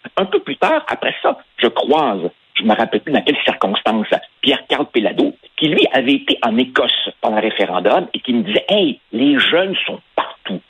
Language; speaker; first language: French; early bilingual, other home language; Spanish